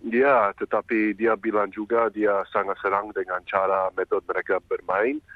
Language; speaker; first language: Indonesian; non-native, fluent; English